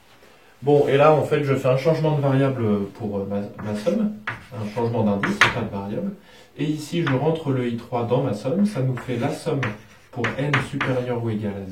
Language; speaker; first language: French; native; French